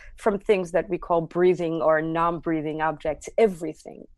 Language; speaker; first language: English; non-native, fluent; Armenian